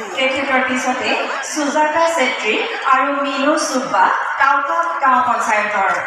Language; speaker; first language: Assamese; native; Assamese